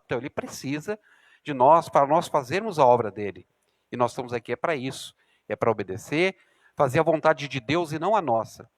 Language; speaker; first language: Portuguese; native; Portuguese